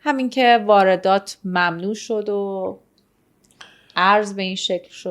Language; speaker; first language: Persian; native; Persian